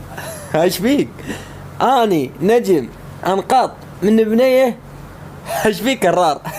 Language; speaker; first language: Arabic; native; Arabic